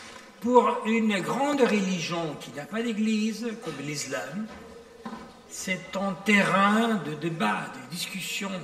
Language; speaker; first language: French; non-native, fluent; Italian